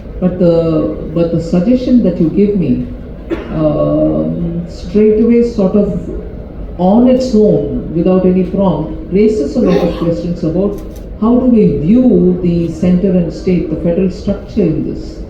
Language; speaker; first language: English; non-native, local second language; Tamil